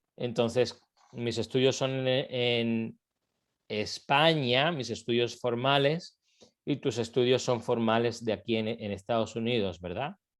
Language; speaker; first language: Spanish; native; Spanish